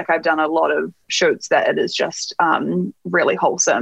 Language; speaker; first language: English; native; English